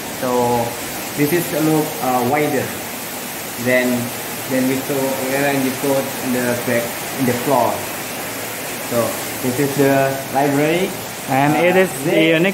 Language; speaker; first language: English; non-native, learner; Indonesian